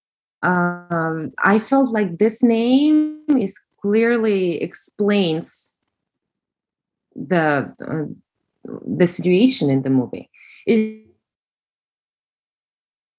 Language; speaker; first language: English; non-native, fluent; Russian